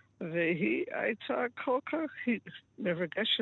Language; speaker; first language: Hebrew; non-native, fluent; English